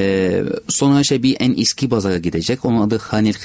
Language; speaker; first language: Turkish; non-native, learner; Arabic